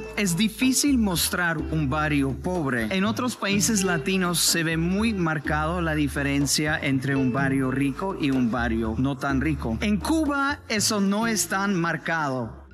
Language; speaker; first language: Spanish; non-native, fluent; Romanian